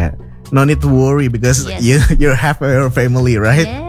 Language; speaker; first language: English; non-native, learner; Indonesian